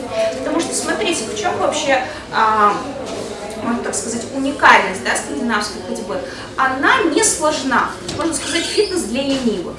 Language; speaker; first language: Russian; native; Russian